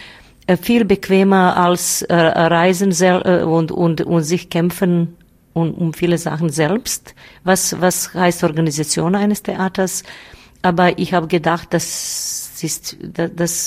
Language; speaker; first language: German; non-native, learner; Bosnian